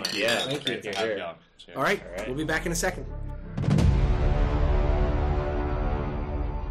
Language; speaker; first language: English; native; English